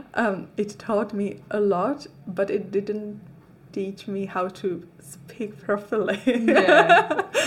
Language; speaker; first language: English; non-native, fluent; Czech